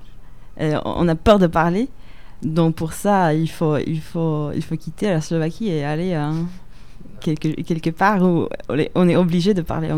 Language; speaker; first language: French; non-native, fluent; Slovak